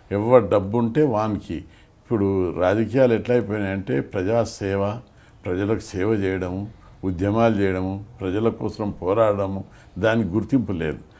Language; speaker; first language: Telugu; native; Telugu